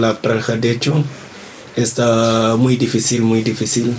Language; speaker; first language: Spanish; non-native, learner; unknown